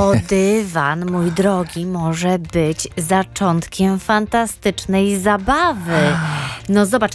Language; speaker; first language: Polish; native; Polish